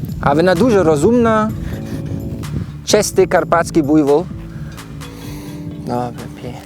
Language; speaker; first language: Ukrainian; non-native, learner; German